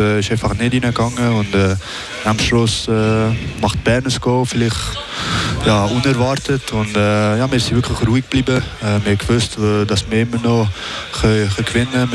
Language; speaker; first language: German; non-native, fluent; French